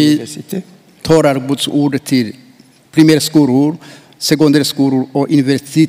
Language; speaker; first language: Swedish; non-native, fluent; Rundi